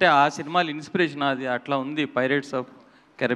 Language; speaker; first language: Telugu; native; Telugu